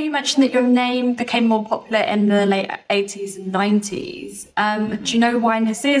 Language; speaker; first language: English; native; English